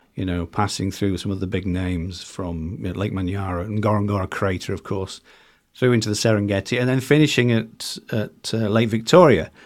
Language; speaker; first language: English; native; English